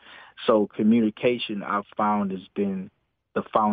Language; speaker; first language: English; native; English